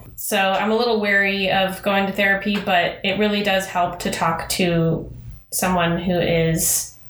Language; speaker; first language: English; native; English